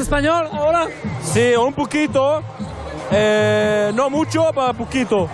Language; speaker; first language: Spanish; non-native, learner; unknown